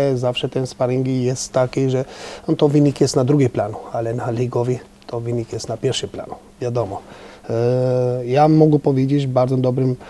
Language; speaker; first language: Polish; non-native, fluent; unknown